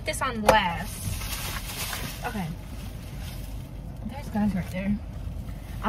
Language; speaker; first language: English; native; English